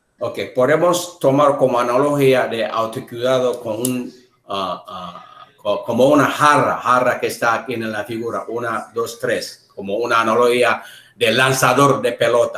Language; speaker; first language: Spanish; non-native, learner; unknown